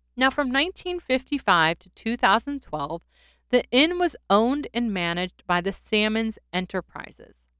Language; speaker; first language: English; native; English